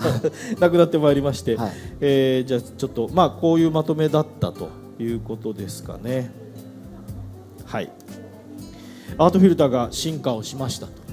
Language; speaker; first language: Japanese; native; Japanese